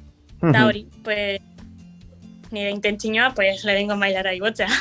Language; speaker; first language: Basque; non-native, local second language; Spanish